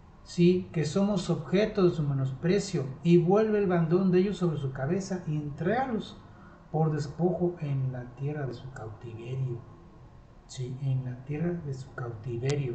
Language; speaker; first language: Spanish; native; Spanish